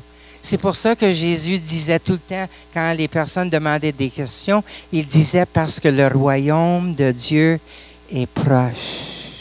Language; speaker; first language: French; non-native, local second language; English